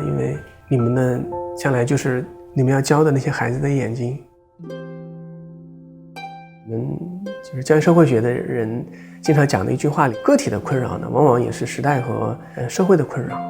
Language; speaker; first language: Chinese; native; Chinese